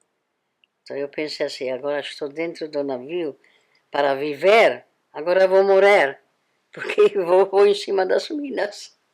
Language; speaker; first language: Portuguese; non-native, fluent; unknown